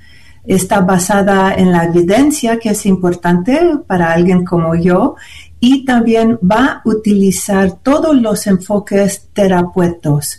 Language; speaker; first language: Spanish; early bilingual, heritage; Spanish